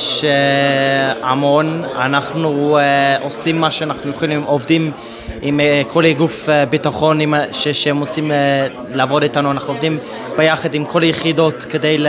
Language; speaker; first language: Hebrew; non-native, fluent; English